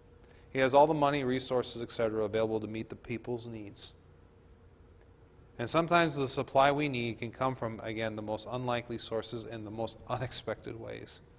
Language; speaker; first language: English; native; English